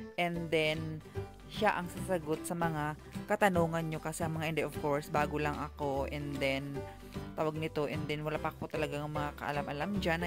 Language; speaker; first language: Filipino; non-native, local second language; Cebuano